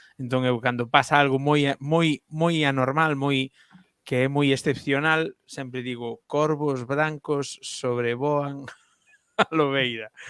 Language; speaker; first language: Galician; non-native, local second language; Spanish